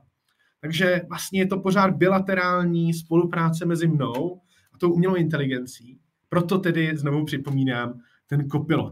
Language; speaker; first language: Czech; native; Czech